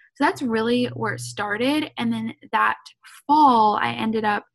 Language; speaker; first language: English; native; English